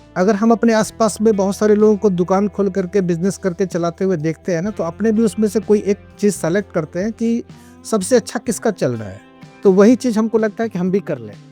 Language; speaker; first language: Hindi; native; Hindi